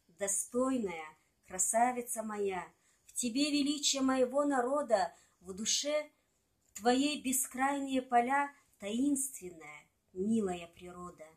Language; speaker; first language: Russian; non-native, local second language; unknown